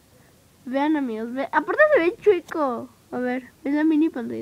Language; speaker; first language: Spanish; native; Spanish